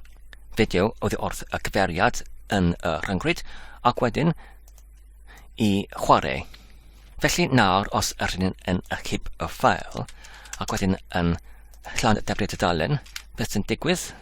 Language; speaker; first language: Welsh; non-native, learner; English